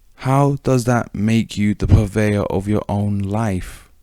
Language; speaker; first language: English; native; English